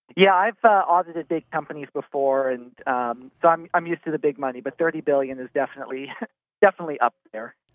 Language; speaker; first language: English; native; English